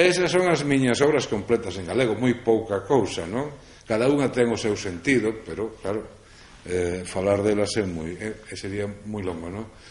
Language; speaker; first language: Galician; non-native, local second language; Spanish